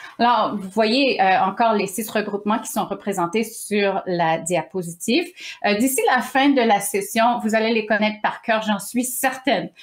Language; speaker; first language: French; native; French